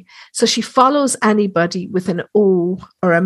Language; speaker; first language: English; native; English